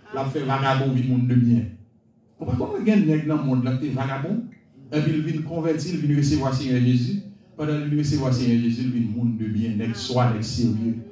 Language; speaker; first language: French; non-native, local second language; Haitian Creole